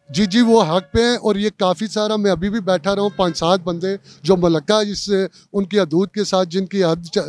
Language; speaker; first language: Urdu; non-native, local second language; Punjabi